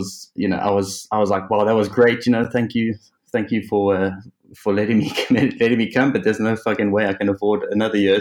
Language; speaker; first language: English; native; English